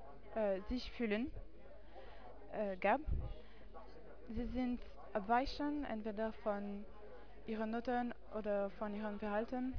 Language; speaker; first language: German; non-native, learner; French